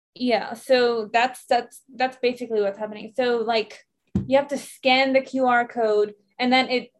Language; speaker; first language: English; non-native, fluent; Persian